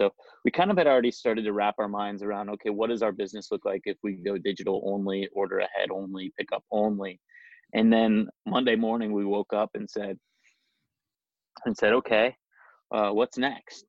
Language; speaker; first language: English; native; English